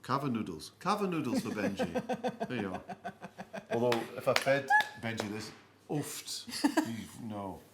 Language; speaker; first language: English; early bilingual, other home language; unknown